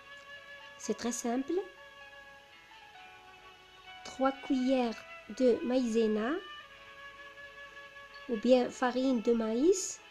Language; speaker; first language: French; non-native, local second language; Arabic